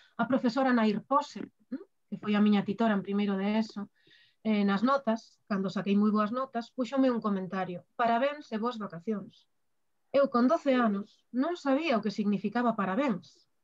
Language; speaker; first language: Galician; non-native, local second language; Spanish